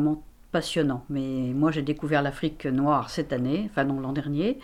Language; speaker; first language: French; native; French